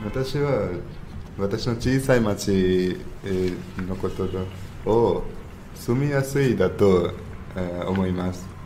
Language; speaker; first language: Japanese; non-native, learner; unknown